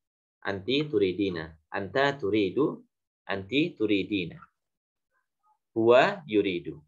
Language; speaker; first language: Arabic; non-native, fluent; Indonesian